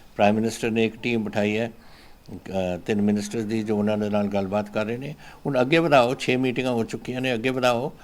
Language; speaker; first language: Hindi; non-native, local second language; Punjabi